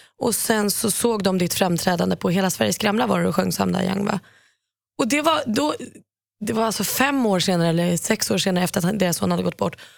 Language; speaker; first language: Swedish; native; Swedish